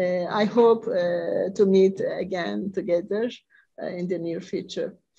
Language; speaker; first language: English; non-native, fluent; Turkish